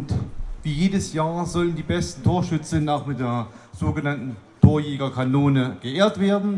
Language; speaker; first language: German; native; German